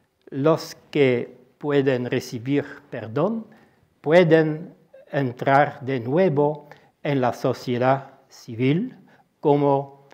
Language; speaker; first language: Spanish; non-native, fluent; Dutch